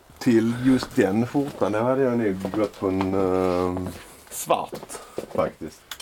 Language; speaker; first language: Swedish; native; Swedish